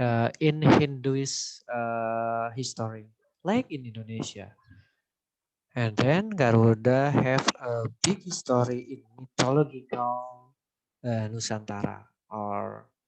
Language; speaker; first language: English; non-native, learner; Indonesian